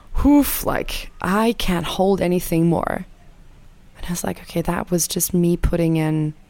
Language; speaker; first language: English; non-native, fluent; German